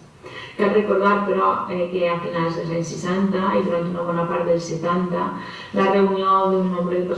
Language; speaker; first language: Catalan; native; Catalan